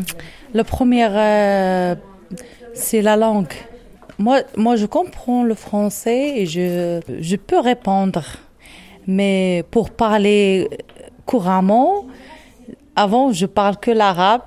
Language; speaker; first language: French; non-native, learner; Arabic